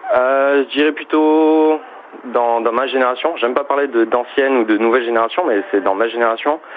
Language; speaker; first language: French; native; French